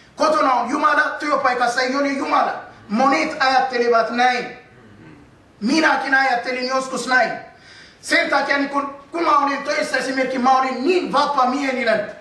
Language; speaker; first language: Finnish; non-native, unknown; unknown